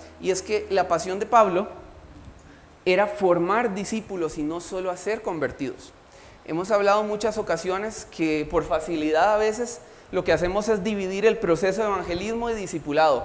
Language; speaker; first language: Spanish; native; Spanish